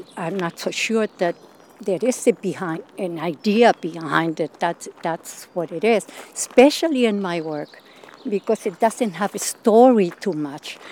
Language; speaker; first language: English; non-native, fluent; Spanish